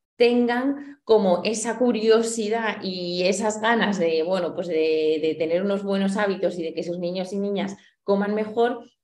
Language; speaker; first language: Spanish; native; Spanish